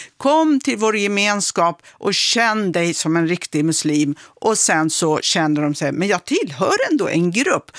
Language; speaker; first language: Swedish; non-native, fluent; Kurdish